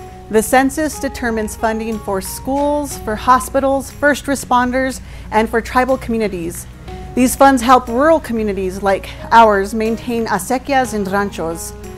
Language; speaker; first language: English; native; English